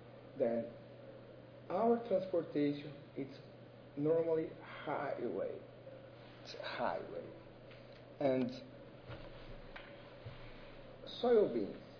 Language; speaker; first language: English; non-native, learner; Portuguese